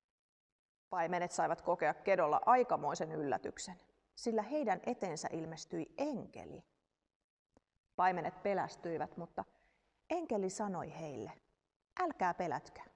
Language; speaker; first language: Finnish; native; Finnish